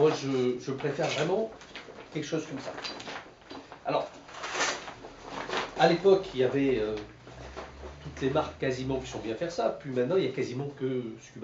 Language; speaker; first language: French; native; French